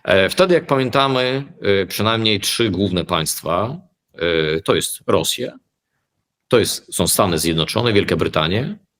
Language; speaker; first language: Polish; early bilingual, heritage; Polish